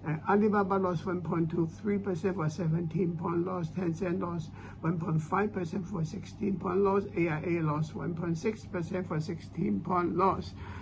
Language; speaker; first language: English; non-native, local second language; Cantonese